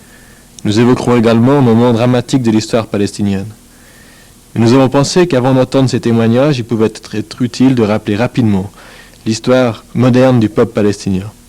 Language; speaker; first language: French; native; French